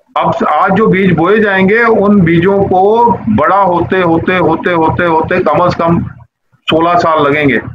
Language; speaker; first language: Urdu; non-native, local second language; Punjabi